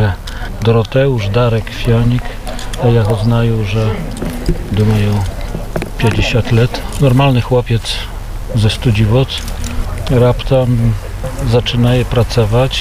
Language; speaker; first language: Polish; non-native, local second language; Belarusian